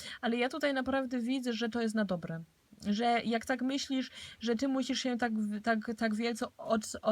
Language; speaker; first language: Polish; early bilingual, heritage; Polish